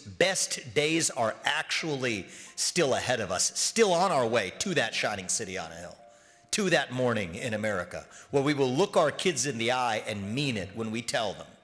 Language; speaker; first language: English; native; English